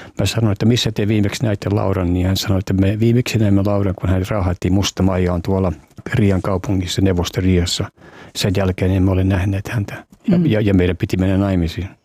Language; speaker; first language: Finnish; native; Finnish